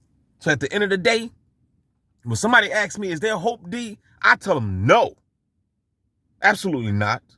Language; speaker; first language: English; native; English